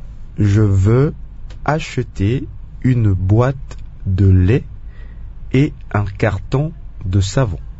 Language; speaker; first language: French; non-native, local second language; Kongo